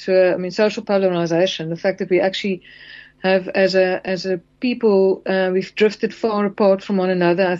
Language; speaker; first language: English; non-native, local second language; Afrikaans